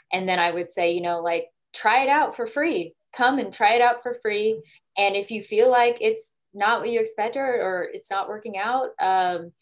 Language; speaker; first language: English; native; English